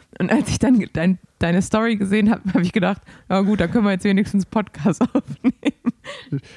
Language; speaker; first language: German; native; German